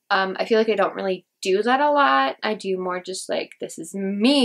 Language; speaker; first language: English; native; English